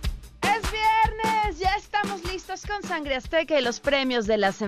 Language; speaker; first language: Spanish; native; Spanish